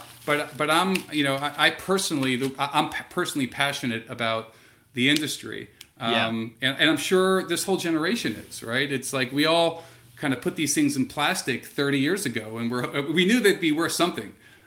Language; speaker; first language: English; native; English